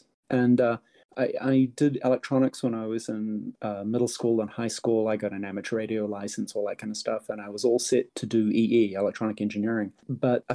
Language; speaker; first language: English; native; English